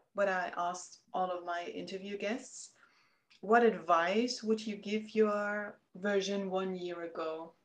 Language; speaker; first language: English; non-native, fluent; German